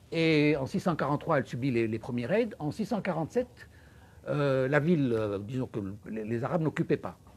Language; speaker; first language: French; non-native, local second language; Arabic